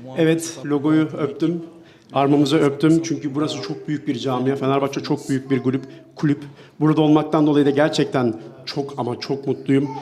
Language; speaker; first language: Turkish; native; Turkish